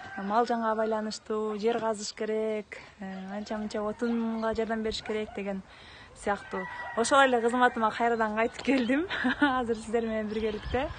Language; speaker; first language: Kyrgyz; native; Kyrgyz